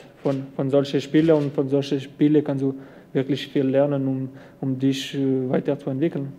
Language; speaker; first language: German; non-native, local second language; French